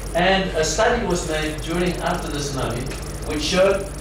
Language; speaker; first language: English; native; English